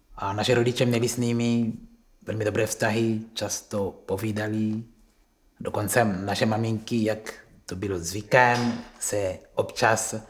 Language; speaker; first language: Czech; non-native, fluent; Kongo